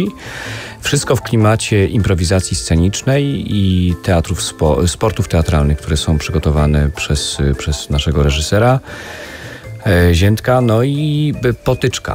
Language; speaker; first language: Polish; native; Polish